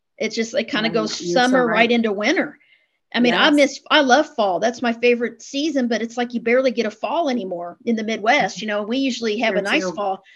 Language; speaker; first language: English; native; English